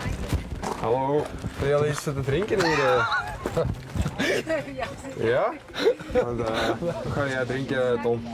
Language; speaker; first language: Dutch; native; Dutch